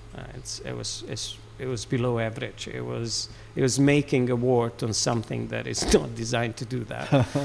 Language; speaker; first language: English; non-native, fluent; Serbian